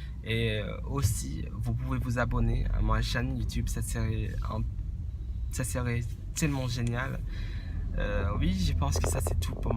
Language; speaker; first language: French; non-native, fluent; English